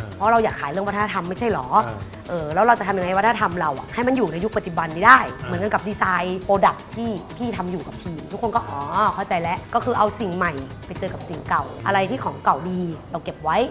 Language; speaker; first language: Thai; non-native, local second language; Lao